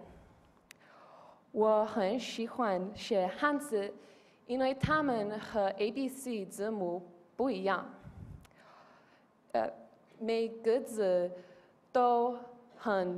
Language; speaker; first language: Chinese; non-native, learner; Polish